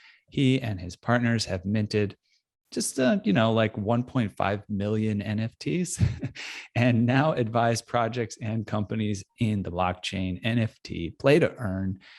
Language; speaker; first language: English; native; English